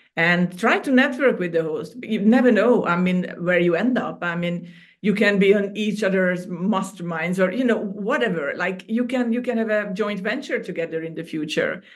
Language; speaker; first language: English; non-native, fluent; Hungarian